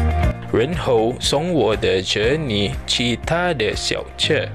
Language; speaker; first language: Chinese; non-native, learner; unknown